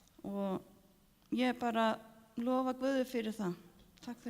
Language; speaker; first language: Icelandic; non-native, learner; Norwegian